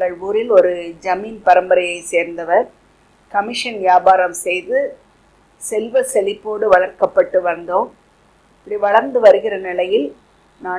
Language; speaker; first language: Tamil; native; Tamil